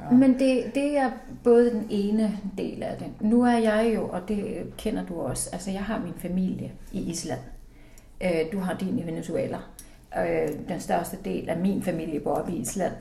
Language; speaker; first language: Danish; early bilingual, heritage; Icelandic